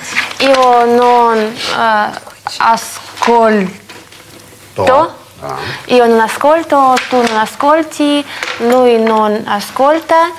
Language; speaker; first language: Italian; non-native, learner; Russian